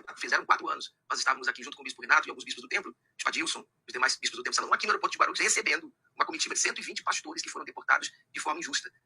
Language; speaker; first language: Portuguese; native; Portuguese